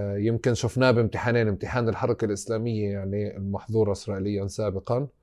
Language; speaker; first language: Arabic; native; Arabic